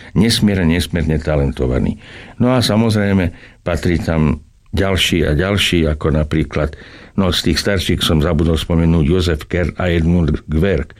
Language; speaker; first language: Slovak; native; Slovak